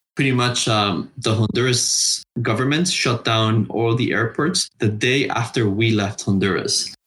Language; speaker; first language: English; non-native, fluent; Spanish